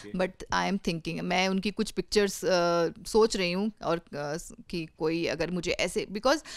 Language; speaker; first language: Hindi; native; Hindi